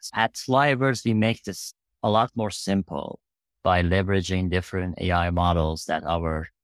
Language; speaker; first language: English; non-native, fluent; Persian